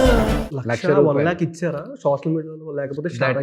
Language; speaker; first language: Telugu; native; Telugu